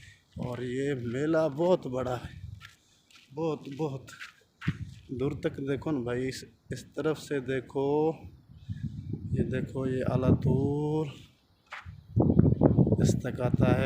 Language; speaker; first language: Hindi; non-native, local second language; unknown